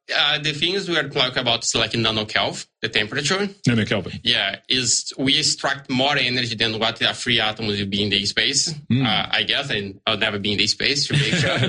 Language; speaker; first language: English; non-native, learner; Portuguese